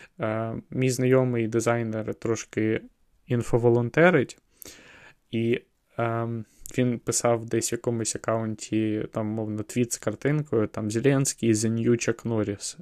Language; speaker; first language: Ukrainian; native; Ukrainian